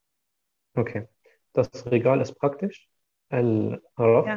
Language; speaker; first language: German; non-native, fluent; Arabic